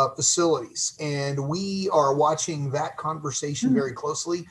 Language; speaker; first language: English; native; English